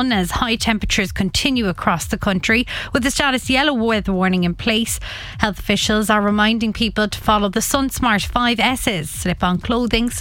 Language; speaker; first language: English; native; English